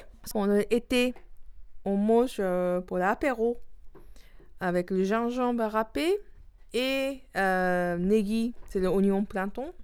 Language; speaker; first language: French; non-native, learner; Japanese